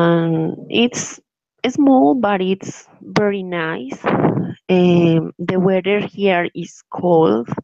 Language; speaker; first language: English; non-native, learner; Spanish